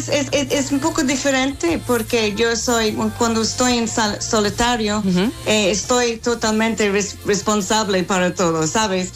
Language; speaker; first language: Spanish; non-native, fluent; English